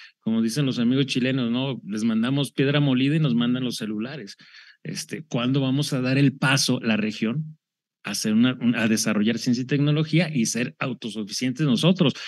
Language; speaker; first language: Spanish; native; Spanish